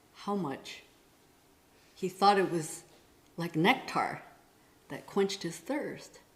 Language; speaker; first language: English; non-native, fluent; Korean